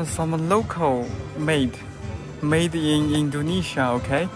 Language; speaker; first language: English; non-native, learner; Chinese